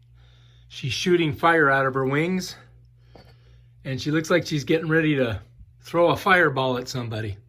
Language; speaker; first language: English; native; English